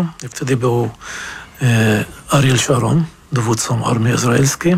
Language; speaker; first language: Polish; non-native, fluent; Arabic